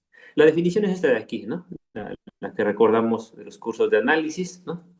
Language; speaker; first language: Spanish; native; Spanish